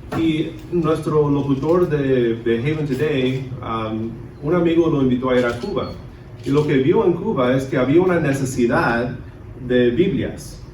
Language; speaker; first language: Spanish; early bilingual, other home language; English